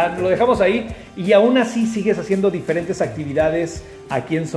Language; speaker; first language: Spanish; native; Spanish